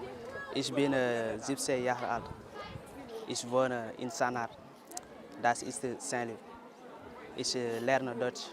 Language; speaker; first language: German; non-native, learner; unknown